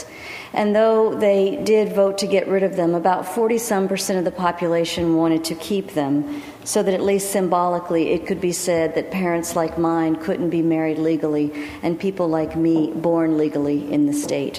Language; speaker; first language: English; native; English